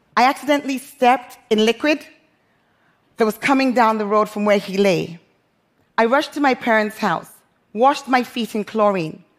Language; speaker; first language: English; non-native, local second language; Krio